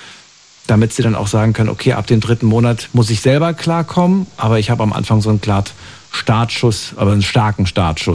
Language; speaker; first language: German; native; German